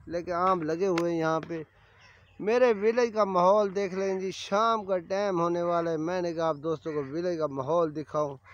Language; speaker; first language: Urdu; non-native, local second language; Saraiki